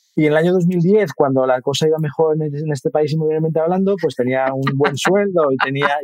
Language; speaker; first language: Spanish; native; Spanish